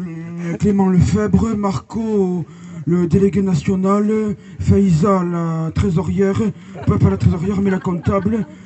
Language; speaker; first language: French; native; French